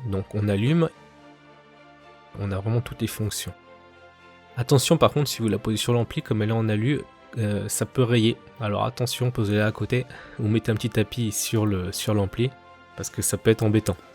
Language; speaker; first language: French; native; French